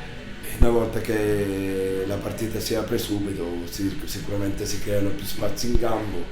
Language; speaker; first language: Italian; native; Italian